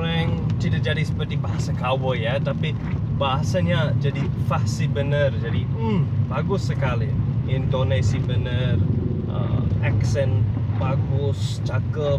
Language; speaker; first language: Indonesian; non-native, fluent; English